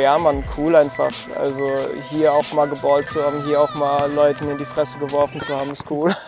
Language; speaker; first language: German; early bilingual, other home language; Turkish